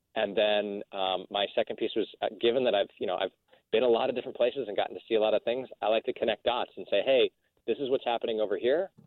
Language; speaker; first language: English; native; English